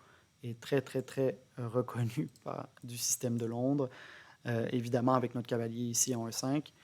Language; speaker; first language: French; native; French